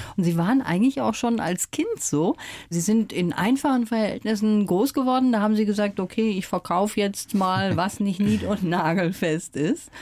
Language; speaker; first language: German; native; German